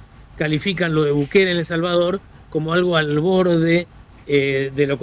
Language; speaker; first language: Spanish; native; Spanish